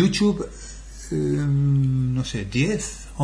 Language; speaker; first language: Spanish; non-native, fluent; English